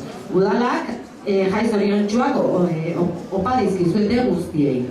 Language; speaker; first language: Basque; native; Basque